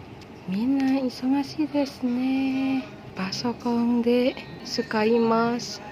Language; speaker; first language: Japanese; non-native, fluent; Indonesian